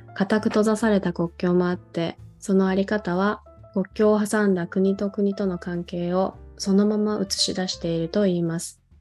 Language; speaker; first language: Japanese; non-native, fluent; Korean